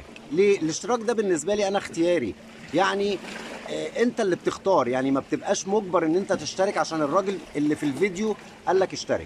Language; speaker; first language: Arabic; native; Arabic